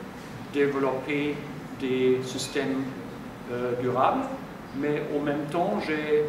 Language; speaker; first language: French; non-native, fluent; German